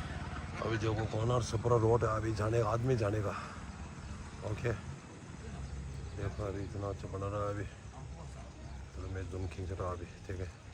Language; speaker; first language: Hindi; non-native, local second language; Tibetan